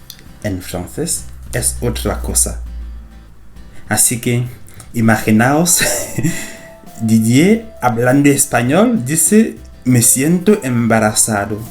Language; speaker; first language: Spanish; non-native, fluent; French